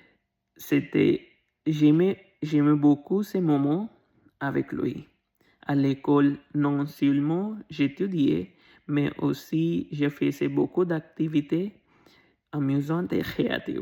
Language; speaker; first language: French; non-native, learner; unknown